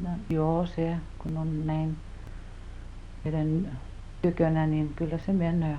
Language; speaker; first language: Finnish; early bilingual, heritage; Finnish